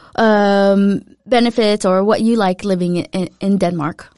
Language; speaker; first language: English; early bilingual, other home language; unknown